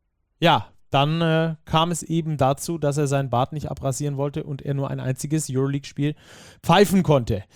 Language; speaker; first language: German; native; German